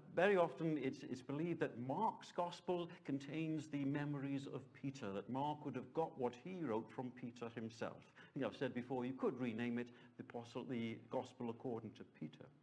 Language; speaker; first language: English; native; English